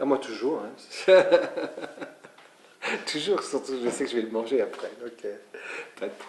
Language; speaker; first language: French; native; French